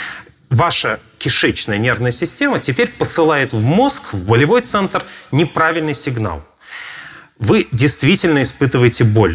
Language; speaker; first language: Russian; native; Russian